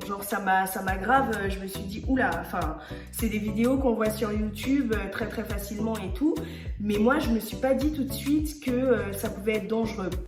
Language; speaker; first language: French; early bilingual, other home language; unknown